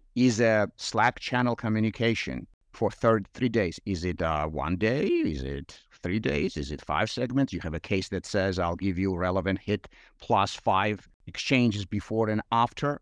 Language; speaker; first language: English; non-native, fluent; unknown